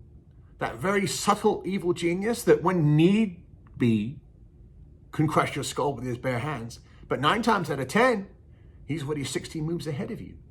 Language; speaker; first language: English; native; English